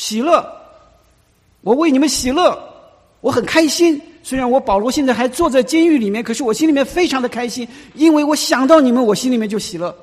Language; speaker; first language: Chinese; native; Chinese